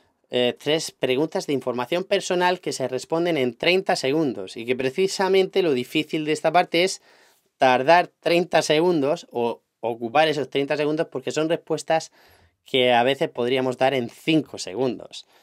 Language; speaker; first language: Spanish; native; Spanish